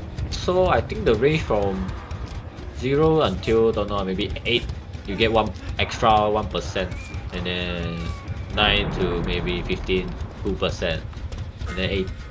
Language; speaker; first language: English; non-native, local second language; Chinese